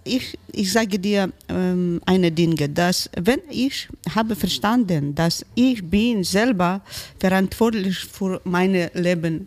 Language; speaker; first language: German; non-native, learner; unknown